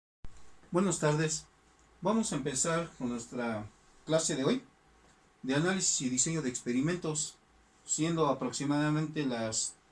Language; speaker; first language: Spanish; native; Spanish